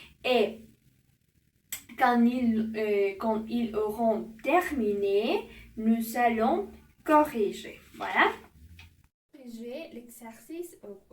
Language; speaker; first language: French; non-native, learner; Spanish